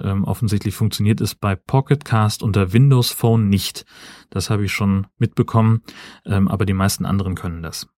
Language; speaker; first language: German; native; German